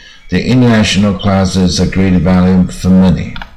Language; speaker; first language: English; non-native, fluent; Chinese